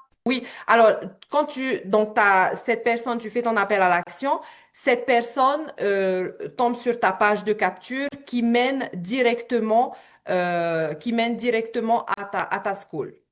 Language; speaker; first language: French; native; French